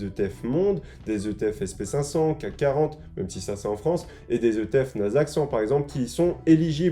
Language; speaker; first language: French; native; French